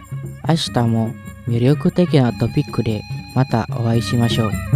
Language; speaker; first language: Japanese; non-native, fluent; Indonesian